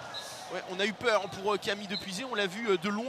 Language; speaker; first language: French; native; French